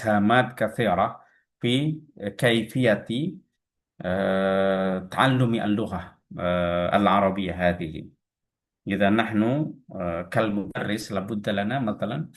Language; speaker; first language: Arabic; non-native, fluent; Indonesian